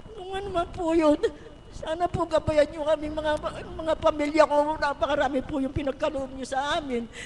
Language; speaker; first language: Filipino; native; Filipino